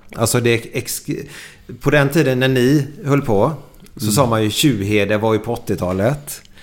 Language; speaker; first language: Swedish; native; Swedish